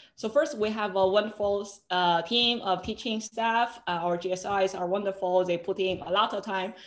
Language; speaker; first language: English; non-native, fluent; Chinese